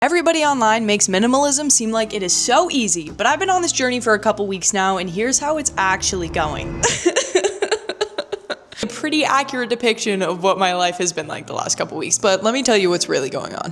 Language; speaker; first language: English; native; English